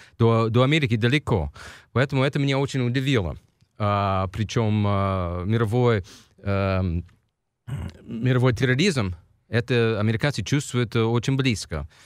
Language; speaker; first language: Russian; non-native, fluent; English